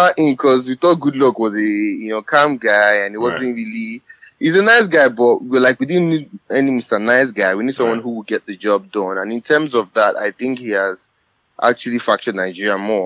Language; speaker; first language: English; non-native, local second language; Yoruba